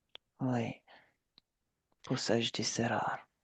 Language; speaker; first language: French; non-native, fluent; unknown